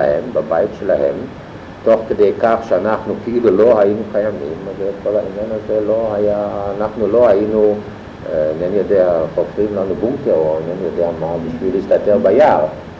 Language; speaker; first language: Hebrew; non-native, fluent; German